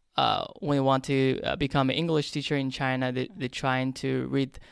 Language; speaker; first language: English; non-native, fluent; Chinese